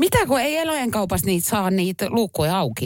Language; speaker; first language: Finnish; native; Finnish